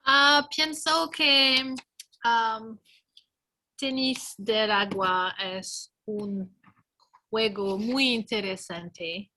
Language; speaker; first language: Spanish; non-native, learner; English